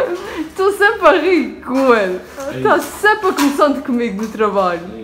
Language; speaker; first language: Portuguese; early bilingual, heritage; Portuguese